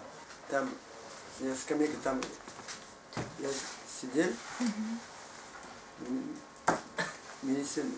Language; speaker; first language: Russian; non-native, learner; Tajik